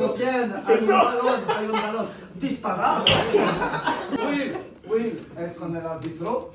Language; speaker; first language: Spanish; non-native, learner; French